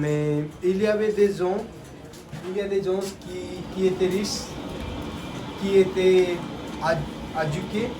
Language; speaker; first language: French; non-native, learner; Hindi